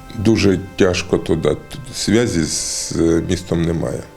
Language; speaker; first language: Ukrainian; native; Ukrainian